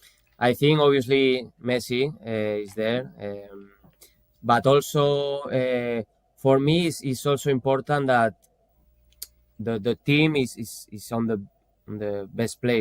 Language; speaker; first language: English; non-native, fluent; Spanish